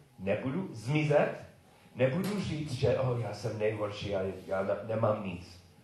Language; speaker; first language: Czech; non-native, learner; English